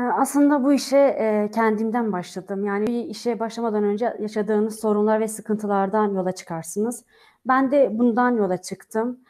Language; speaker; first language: Turkish; non-native, local second language; Kurdish